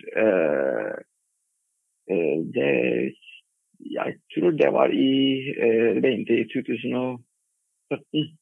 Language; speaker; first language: Norwegian; non-native, fluent; Turkish